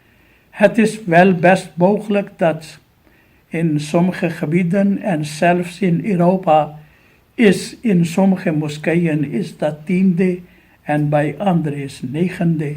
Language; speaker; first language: Dutch; non-native, fluent; Urdu